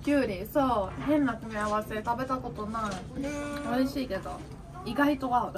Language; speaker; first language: Japanese; non-native, fluent; Italian